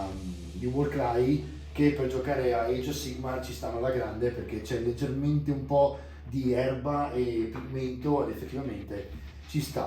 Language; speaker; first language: Italian; native; Italian